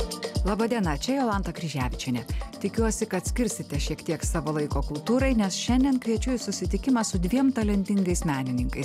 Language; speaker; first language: Lithuanian; native; Lithuanian